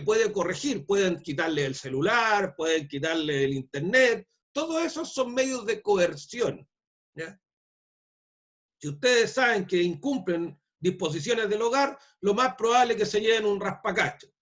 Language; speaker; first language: Spanish; native; Spanish